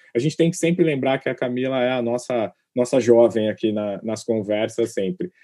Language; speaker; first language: Portuguese; native; Portuguese